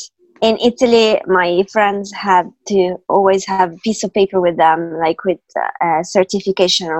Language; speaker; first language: English; native; English